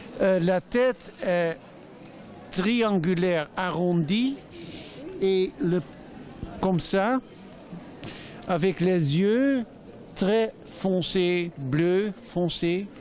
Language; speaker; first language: French; non-native, fluent; Dutch